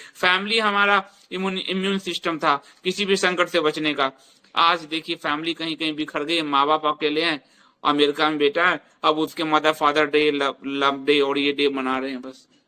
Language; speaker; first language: Hindi; native; Hindi